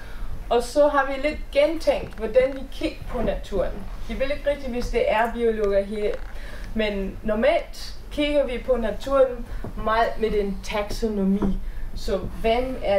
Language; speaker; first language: Danish; non-native, fluent; German